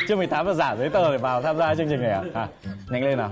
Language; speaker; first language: Vietnamese; native; Vietnamese